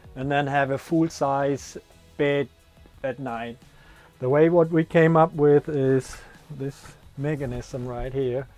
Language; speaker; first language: English; non-native, fluent; German